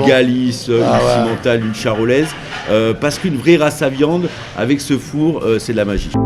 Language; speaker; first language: French; native; French